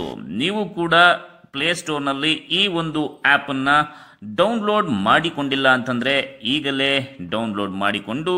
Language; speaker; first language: Kannada; native; Kannada